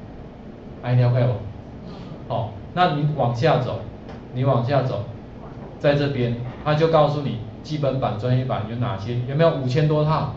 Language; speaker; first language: Chinese; native; Chinese